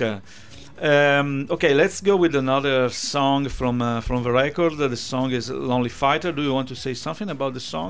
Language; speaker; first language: English; non-native, fluent; Italian